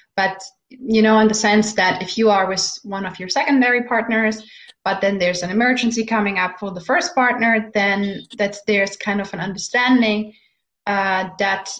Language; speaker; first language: English; non-native, fluent; German